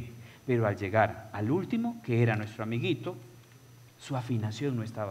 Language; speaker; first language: Spanish; native; Spanish